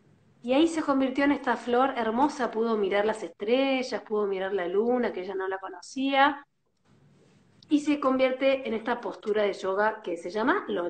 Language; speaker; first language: Spanish; native; Spanish